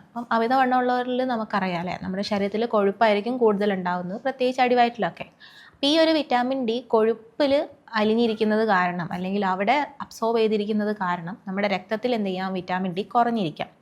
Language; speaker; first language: Malayalam; native; Malayalam